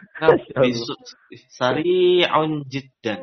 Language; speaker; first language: Arabic; non-native, fluent; Indonesian